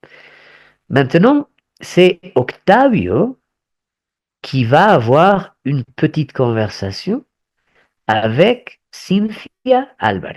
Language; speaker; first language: French; non-native, fluent; Spanish